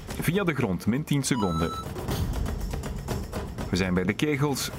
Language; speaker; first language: Dutch; native; Dutch